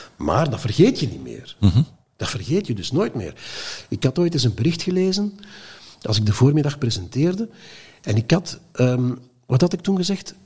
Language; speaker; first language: Dutch; native; Dutch